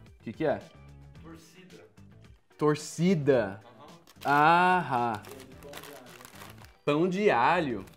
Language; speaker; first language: Portuguese; non-native, fluent; English